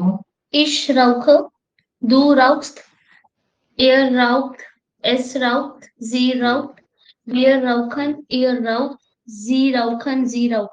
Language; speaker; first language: German; non-native, learner; Hindi